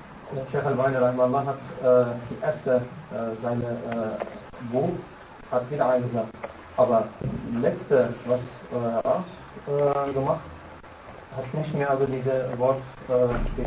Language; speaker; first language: German; non-native, learner; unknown